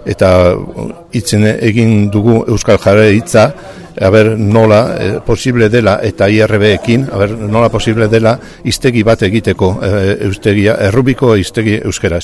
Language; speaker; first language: Basque; non-native, learner; Spanish